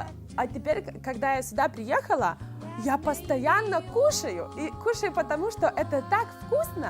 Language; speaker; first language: Russian; non-native, fluent; Lithuanian